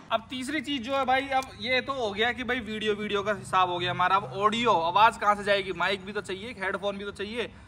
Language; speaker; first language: Hindi; native; Hindi